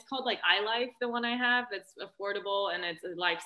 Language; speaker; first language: English; early bilingual, other home language; Romanian